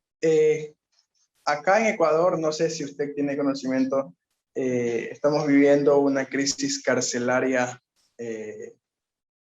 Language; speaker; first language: Spanish; native; Spanish